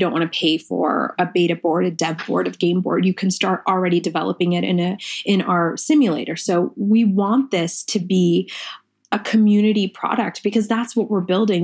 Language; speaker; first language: English; early bilingual, other home language; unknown